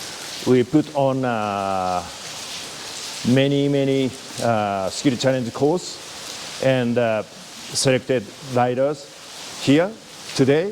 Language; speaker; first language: English; non-native, learner; Japanese